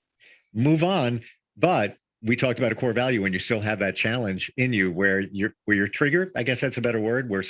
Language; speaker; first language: English; native; English